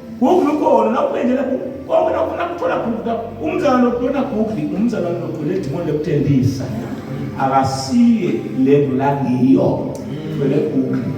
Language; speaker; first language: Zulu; non-native, local second language; Swati